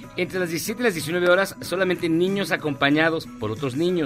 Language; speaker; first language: Spanish; native; Spanish